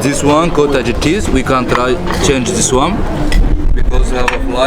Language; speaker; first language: English; non-native, learner; Arabic